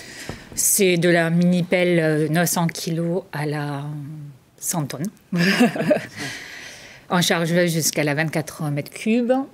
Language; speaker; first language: French; native; French